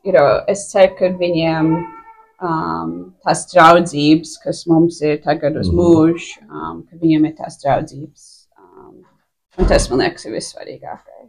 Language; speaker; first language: Latvian; early bilingual, heritage; Latvian